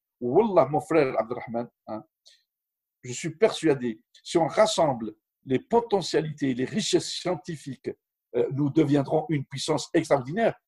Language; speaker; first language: French; non-native, local second language; Arabic